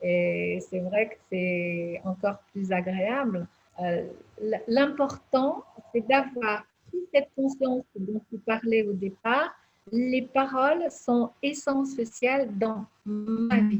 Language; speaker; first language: French; native; French